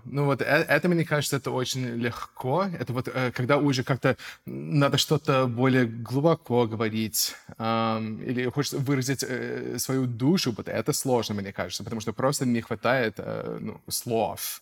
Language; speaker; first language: Russian; non-native, fluent; English